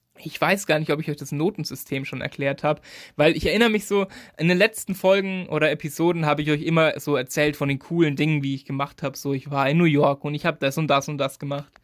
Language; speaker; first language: German; native; German